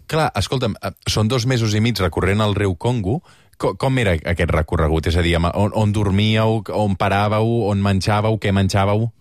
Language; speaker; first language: Catalan; native; Catalan